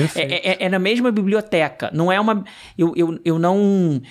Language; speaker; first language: Portuguese; native; Portuguese